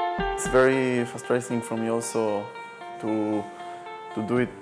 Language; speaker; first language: English; non-native, learner; Hebrew